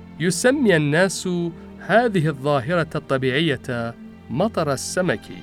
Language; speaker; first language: Arabic; non-native, fluent; Persian